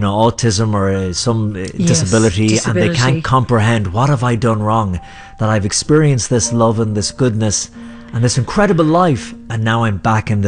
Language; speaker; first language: English; native; English